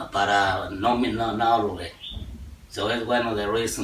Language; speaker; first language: English; non-native, learner; Spanish